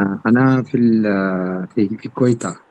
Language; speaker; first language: Arabic; non-native, learner; Urdu